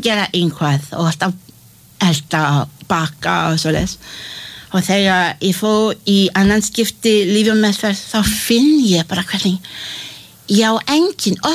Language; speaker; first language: Icelandic; non-native, learner; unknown